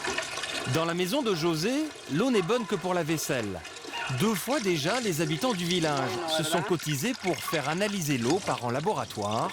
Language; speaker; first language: French; native; French